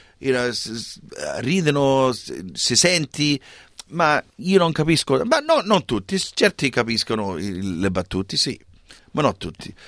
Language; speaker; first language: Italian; early bilingual, heritage; English